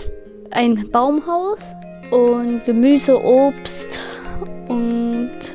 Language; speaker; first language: German; early bilingual, other home language; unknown